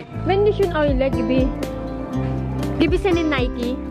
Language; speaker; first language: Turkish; non-native, learner; Filipino